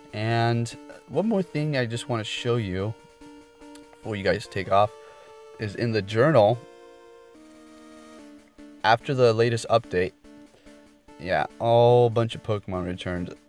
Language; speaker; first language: English; native; English